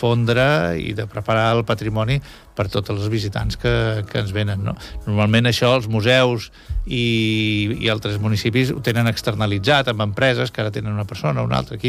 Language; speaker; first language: Catalan; native; Catalan